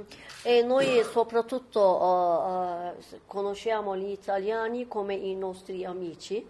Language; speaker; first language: Italian; non-native, learner; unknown